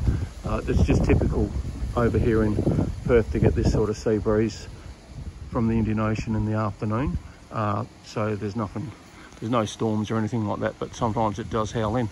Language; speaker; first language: English; native; English